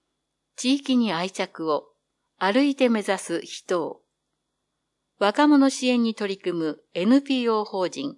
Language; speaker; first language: Japanese; native; Japanese